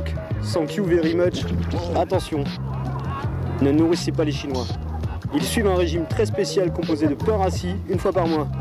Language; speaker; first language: French; native; French